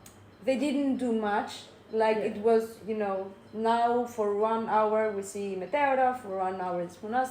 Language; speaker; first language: English; non-native, learner; Greek